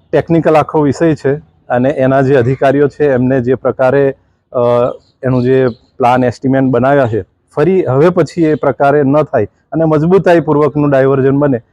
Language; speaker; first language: Gujarati; native; Gujarati